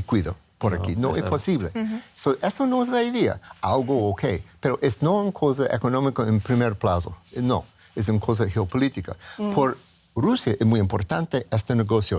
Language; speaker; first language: Spanish; non-native, learner; English